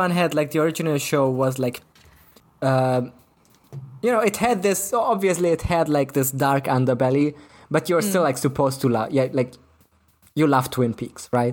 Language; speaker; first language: English; non-native, fluent; German